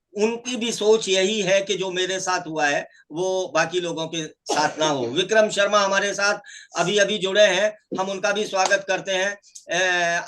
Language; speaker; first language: Hindi; native; Hindi